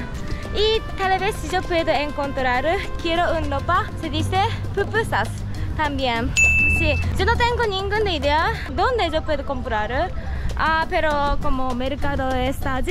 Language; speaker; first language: Spanish; non-native, learner; Japanese